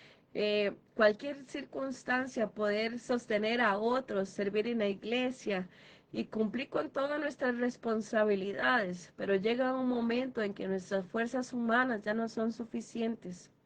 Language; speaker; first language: Spanish; native; Spanish